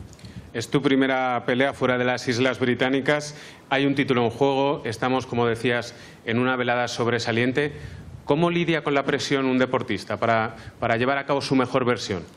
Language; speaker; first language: Spanish; native; Spanish